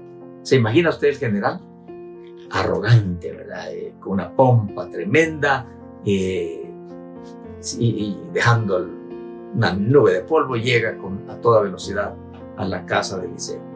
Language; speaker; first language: Spanish; native; Spanish